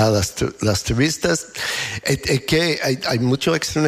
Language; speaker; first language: Spanish; non-native, learner; English